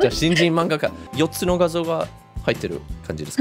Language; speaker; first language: Japanese; non-native, fluent; English